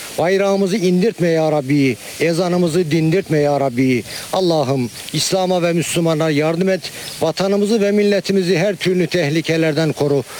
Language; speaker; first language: Turkish; native; Turkish